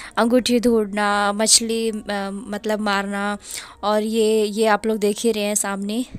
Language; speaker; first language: Hindi; native; Hindi